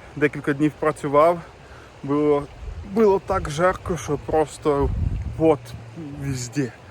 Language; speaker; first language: Ukrainian; non-native, local second language; Russian